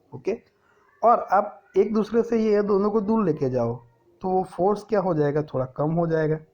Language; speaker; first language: Hindi; non-native, local second language; Gujarati